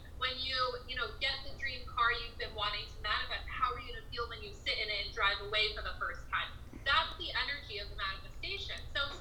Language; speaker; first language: English; native; English